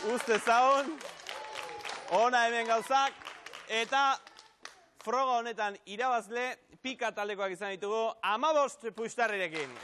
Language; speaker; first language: Basque; native; Basque